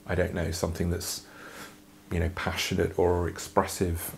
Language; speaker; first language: English; native; English